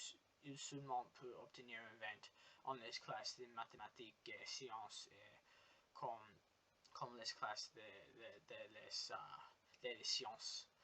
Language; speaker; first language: French; non-native, learner; English